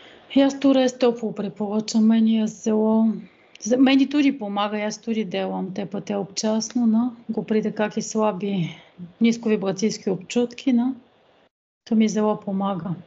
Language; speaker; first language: Slovenian; non-native, fluent; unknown